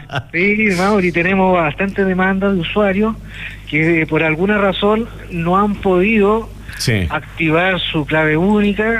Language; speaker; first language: Spanish; native; Spanish